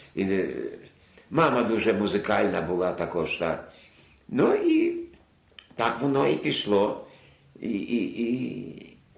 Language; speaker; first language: Ukrainian; non-native, local second language; Polish